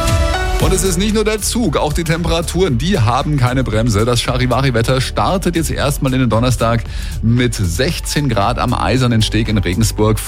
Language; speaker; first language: German; native; German